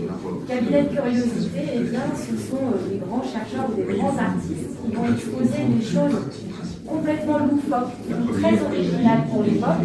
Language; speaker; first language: French; native; French